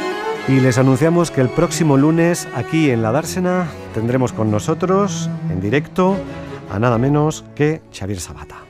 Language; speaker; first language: Spanish; native; Spanish